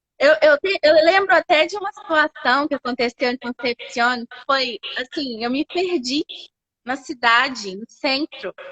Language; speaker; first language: Portuguese; native; Portuguese